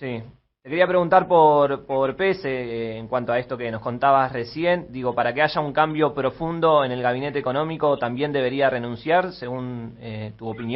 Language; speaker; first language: Spanish; native; Spanish